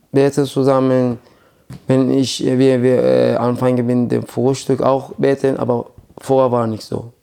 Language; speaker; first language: German; non-native, learner; Persian